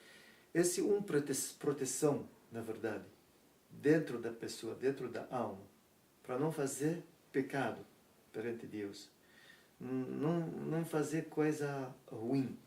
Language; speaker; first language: Portuguese; non-native, learner; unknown